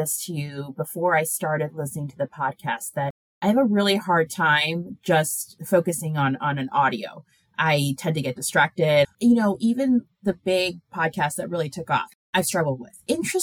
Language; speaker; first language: English; early bilingual, other home language; Korean